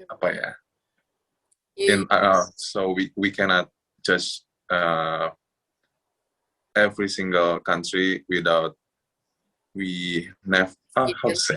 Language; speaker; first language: English; non-native, fluent; Indonesian